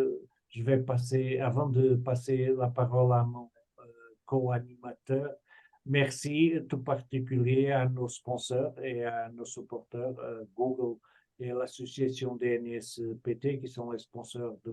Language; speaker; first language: French; non-native, fluent; Portuguese